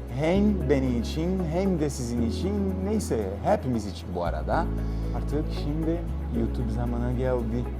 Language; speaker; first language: Turkish; non-native, learner; Portuguese